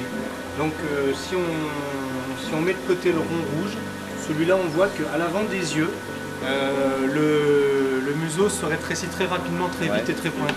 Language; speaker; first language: French; native; French